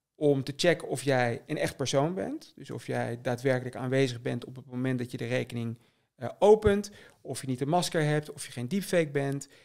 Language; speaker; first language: Dutch; native; Dutch